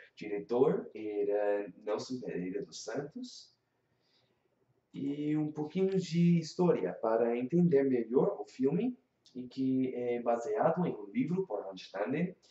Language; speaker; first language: Portuguese; non-native, learner; English